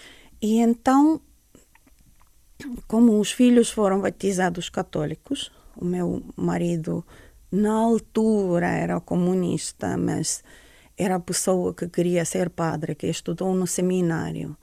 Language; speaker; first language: Portuguese; non-native, fluent; Estonian